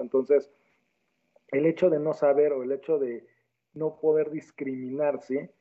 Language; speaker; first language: Spanish; native; Spanish